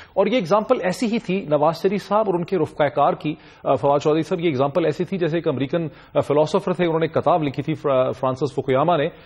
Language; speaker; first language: Urdu; native; Urdu